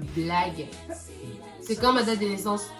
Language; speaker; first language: French; native; French